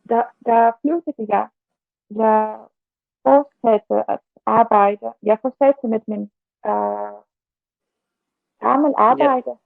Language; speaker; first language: Danish; non-native, learner; Russian